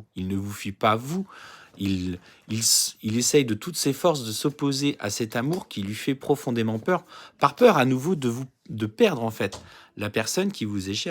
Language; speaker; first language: French; native; French